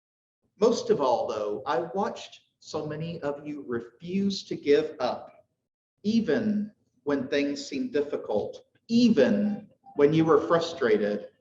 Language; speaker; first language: English; native; English